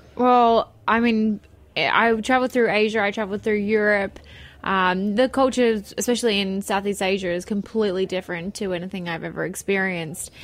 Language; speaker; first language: English; native; English